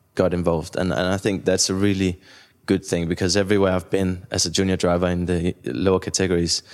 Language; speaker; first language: English; non-native, fluent; Danish